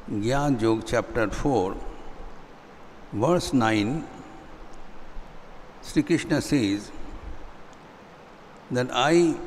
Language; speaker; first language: English; non-native, local second language; Hindi